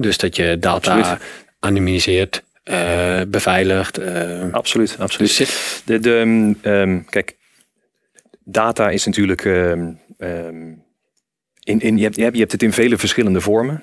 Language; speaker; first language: Dutch; native; Dutch